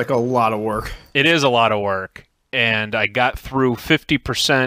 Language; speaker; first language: English; native; English